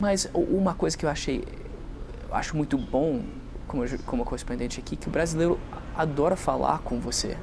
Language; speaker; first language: Portuguese; non-native, fluent; English